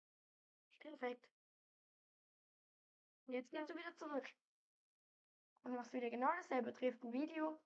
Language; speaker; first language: German; native; German